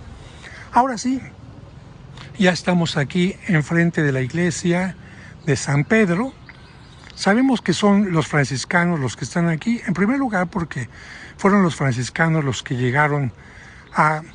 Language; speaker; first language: Spanish; native; Spanish